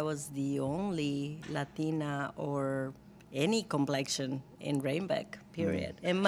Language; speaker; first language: English; non-native, fluent; Spanish